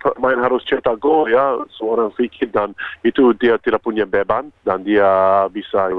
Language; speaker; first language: Indonesian; non-native, fluent; Croatian